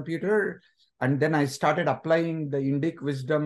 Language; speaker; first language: English; non-native, local second language; Telugu